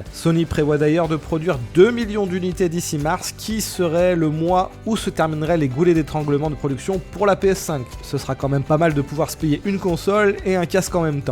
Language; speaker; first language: French; native; French